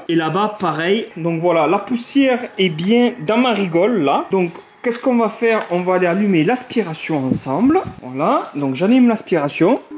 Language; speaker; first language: French; native; French